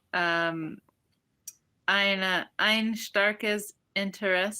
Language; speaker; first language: German; non-native, learner; English